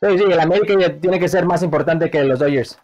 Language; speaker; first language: Spanish; native; Spanish